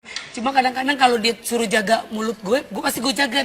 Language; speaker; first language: Indonesian; native; Indonesian